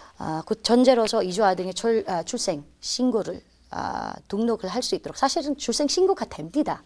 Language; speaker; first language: Korean; non-native, fluent; Filipino